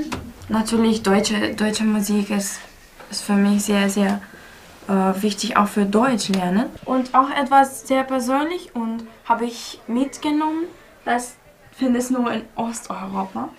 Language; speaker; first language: German; non-native, learner; Romanian